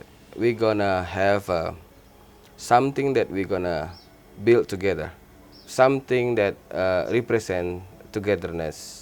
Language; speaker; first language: English; non-native, learner; Indonesian